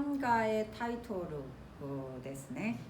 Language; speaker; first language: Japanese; non-native, fluent; Korean